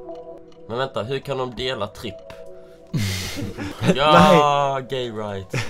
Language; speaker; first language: Swedish; native; Swedish